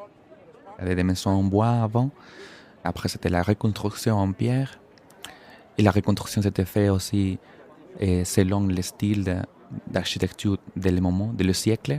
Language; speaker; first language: French; non-native, fluent; Spanish